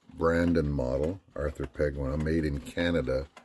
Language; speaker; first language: English; native; English